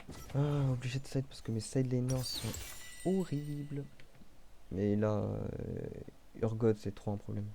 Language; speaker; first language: French; native; French